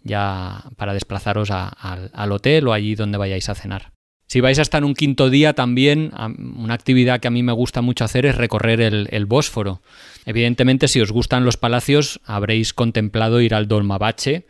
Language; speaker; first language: Spanish; native; Spanish